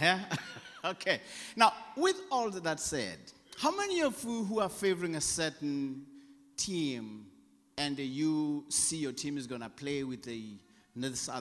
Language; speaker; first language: English; non-native, local second language; Southern Sotho